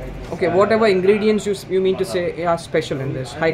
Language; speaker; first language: English; non-native, local second language; Hindi